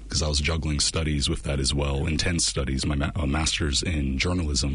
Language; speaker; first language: English; native; English